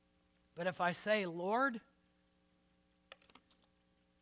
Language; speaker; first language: English; native; English